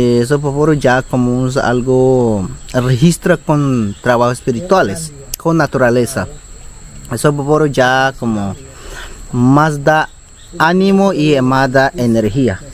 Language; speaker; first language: Spanish; non-native, local second language; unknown